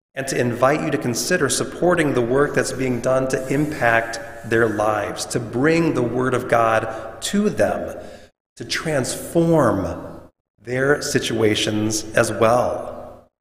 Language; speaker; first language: English; native; English